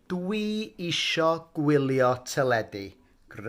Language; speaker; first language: Welsh; non-native, fluent; English